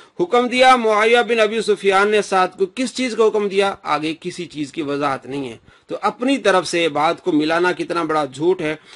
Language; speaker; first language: Urdu; non-native, local second language; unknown